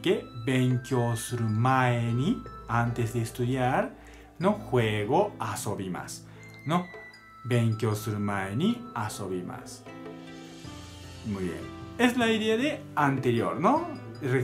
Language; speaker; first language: Spanish; non-native, learner; Japanese